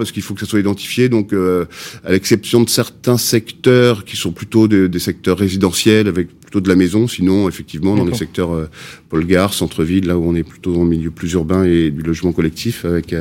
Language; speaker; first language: French; native; French